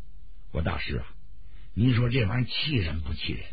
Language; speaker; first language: Chinese; native; Chinese